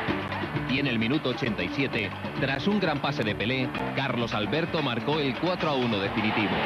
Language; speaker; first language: Spanish; native; Spanish